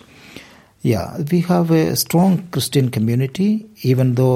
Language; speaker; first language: English; non-native, local second language; Malayalam